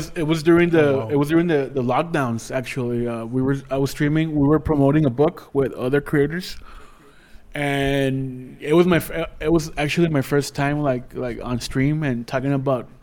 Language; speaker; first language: English; early bilingual, other home language; Spanish